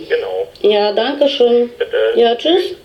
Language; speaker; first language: German; non-native, learner; Polish